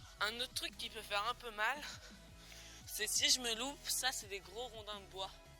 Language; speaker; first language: French; native; French